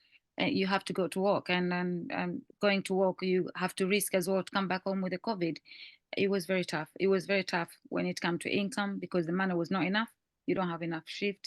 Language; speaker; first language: English; non-native, fluent; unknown